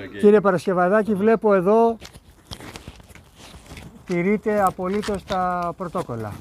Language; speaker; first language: Greek; native; Greek